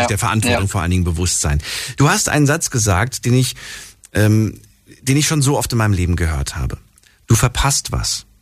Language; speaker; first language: German; native; German